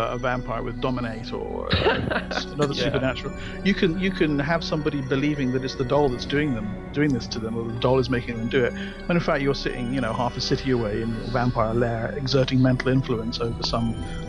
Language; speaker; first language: English; native; English